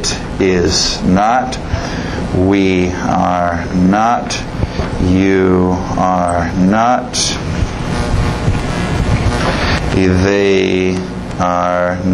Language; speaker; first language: English; non-native, fluent; Portuguese